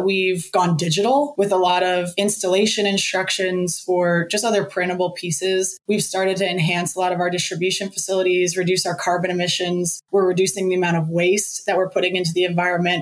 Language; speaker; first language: English; native; English